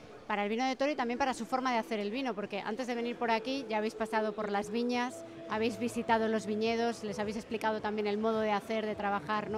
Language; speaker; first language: Spanish; native; Spanish